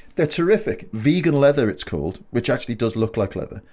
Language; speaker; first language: English; native; English